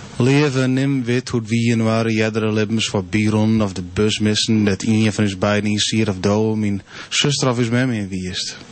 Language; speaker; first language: Dutch; non-native, local second language; Western Frisian